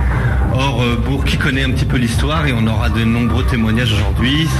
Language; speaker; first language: French; native; French